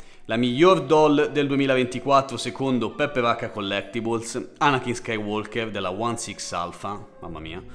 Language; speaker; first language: Italian; native; Italian